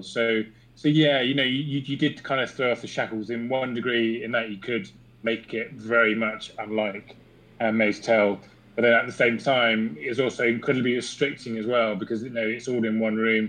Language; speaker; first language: English; native; English